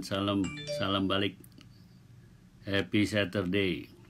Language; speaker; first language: English; non-native, fluent; Indonesian